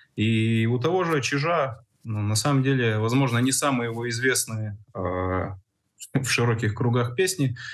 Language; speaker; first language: Russian; native; Russian